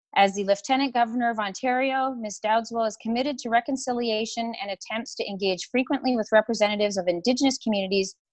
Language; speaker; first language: English; native; English